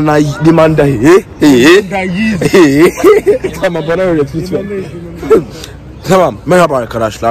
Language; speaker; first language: Turkish; non-native, learner; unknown